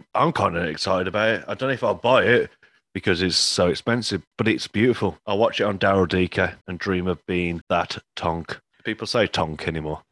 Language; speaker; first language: English; native; English